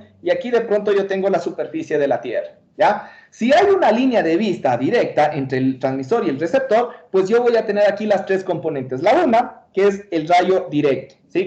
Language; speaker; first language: Spanish; native; Spanish